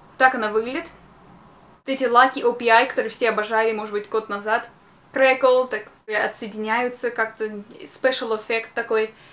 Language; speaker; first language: Russian; early bilingual, heritage; Russian